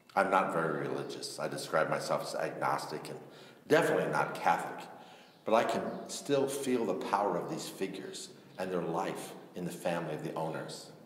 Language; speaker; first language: English; native; English